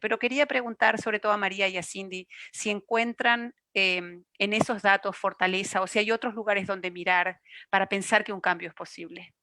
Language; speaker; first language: Spanish; native; Spanish